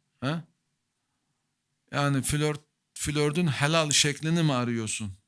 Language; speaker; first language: Turkish; native; Turkish